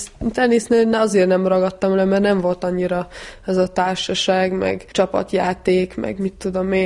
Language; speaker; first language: Hungarian; early bilingual, heritage; Hungarian